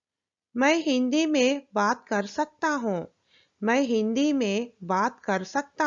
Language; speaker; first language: Hindi; non-native, local second language; Telugu